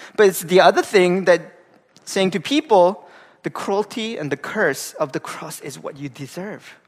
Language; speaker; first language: English; non-native, fluent; Korean